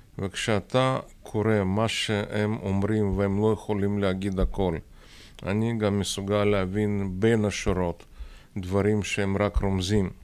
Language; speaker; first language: Hebrew; non-native, fluent; Russian